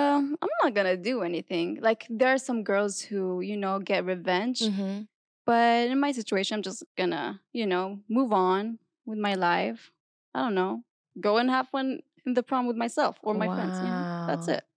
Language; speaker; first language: English; non-native, fluent; Arabic